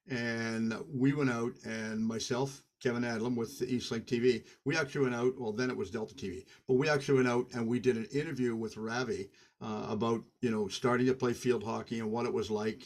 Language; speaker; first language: English; native; English